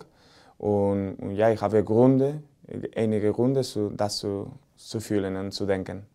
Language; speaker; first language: German; non-native, learner; Spanish